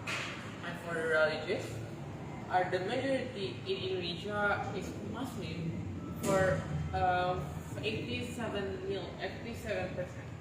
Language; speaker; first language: English; non-native, learner; Indonesian